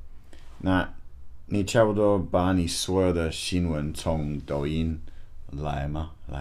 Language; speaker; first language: Chinese; non-native, learner; English